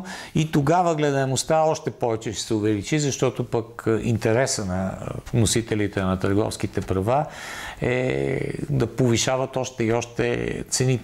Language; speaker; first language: Bulgarian; native; Bulgarian